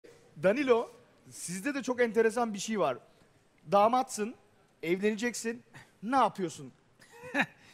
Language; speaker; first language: Turkish; native; Turkish